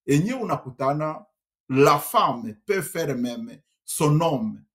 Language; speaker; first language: French; non-native, local second language; Swahili